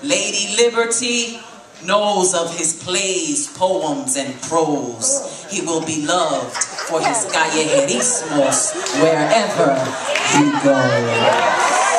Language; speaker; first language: English; early bilingual, other home language; Spanish